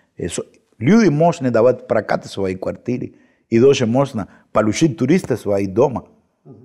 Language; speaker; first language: Russian; non-native, fluent; Spanish